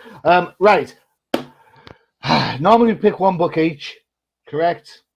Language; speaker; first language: English; native; English